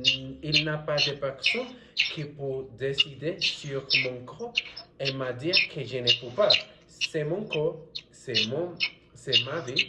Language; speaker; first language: French; non-native, learner; Spanish